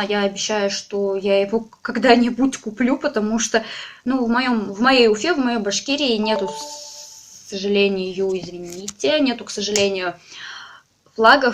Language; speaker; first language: Russian; native; Russian